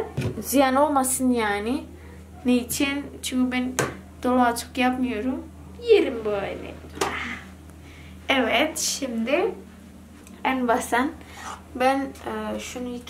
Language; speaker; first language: Turkish; non-native, learner; Indonesian